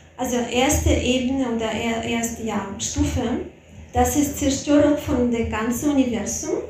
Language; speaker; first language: German; non-native, fluent; Russian